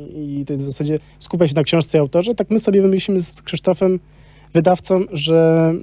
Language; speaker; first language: Polish; native; Polish